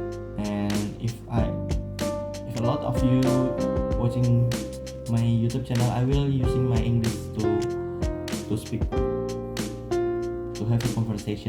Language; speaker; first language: English; non-native, learner; Indonesian